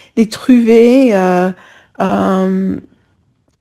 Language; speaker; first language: French; non-native, fluent; English